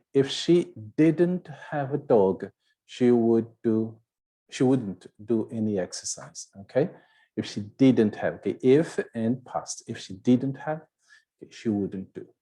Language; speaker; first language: English; non-native, fluent; Portuguese